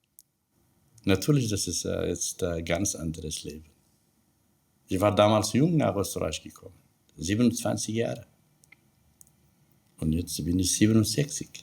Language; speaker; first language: German; non-native, learner; Kurdish